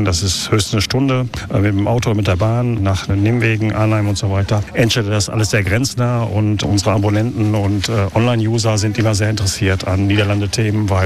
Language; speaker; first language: German; native; German